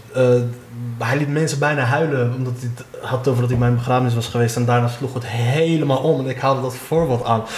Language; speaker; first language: Dutch; early bilingual, other home language; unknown